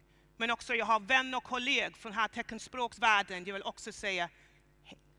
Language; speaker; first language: Swedish; non-native, fluent; English